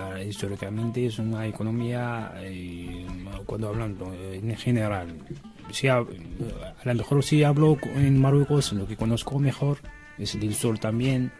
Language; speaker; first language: Spanish; non-native, learner; Arabic